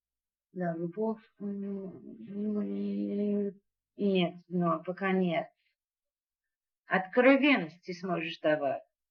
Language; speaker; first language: Russian; non-native, learner; English